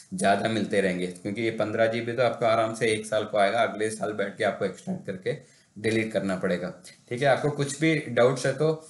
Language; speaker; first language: Hindi; non-native, local second language; Tamil